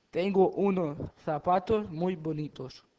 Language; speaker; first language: Spanish; non-native, learner; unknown